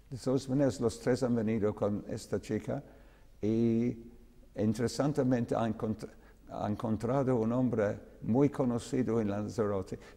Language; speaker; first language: Spanish; non-native, learner; English